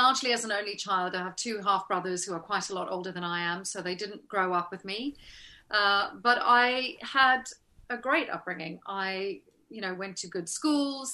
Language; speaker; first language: English; native; English